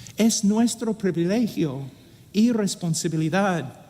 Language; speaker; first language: Spanish; non-native, fluent; English